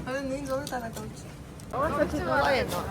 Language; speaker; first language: Korean; non-native, learner; Mongolian